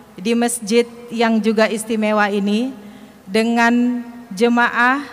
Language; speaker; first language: Indonesian; non-native, fluent; Arabic